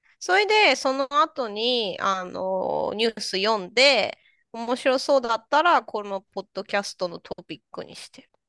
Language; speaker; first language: Japanese; native; Japanese